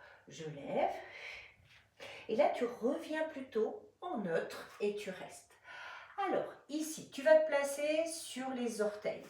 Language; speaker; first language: French; native; French